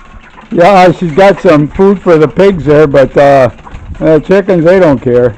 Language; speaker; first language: English; native; English